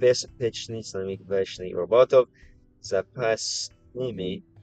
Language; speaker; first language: Russian; non-native, learner; English